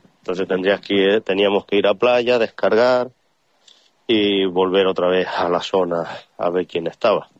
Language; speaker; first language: Spanish; native; Spanish